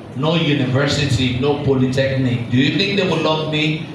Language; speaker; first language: English; non-native, local second language; Yoruba